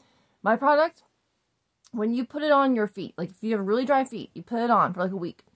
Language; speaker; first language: English; native; English